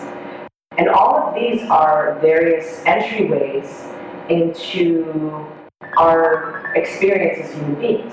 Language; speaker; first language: English; non-native, fluent; Hebrew